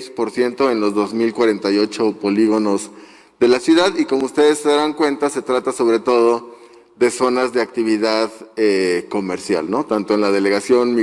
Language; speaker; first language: Spanish; native; Spanish